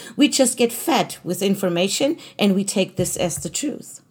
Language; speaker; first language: English; non-native, fluent; German